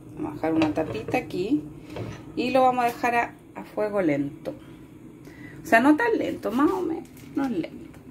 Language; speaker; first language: Spanish; native; Spanish